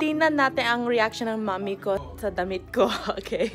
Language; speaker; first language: Filipino; early bilingual, heritage; English